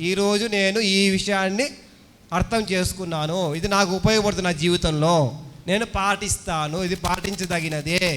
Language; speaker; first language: Telugu; native; Telugu